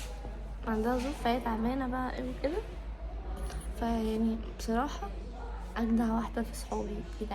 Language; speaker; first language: Arabic; native; Arabic